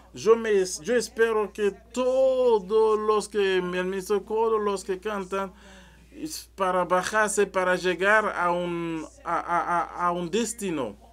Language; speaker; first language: Spanish; non-native, learner; French